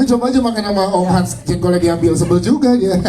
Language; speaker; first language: Indonesian; native; Indonesian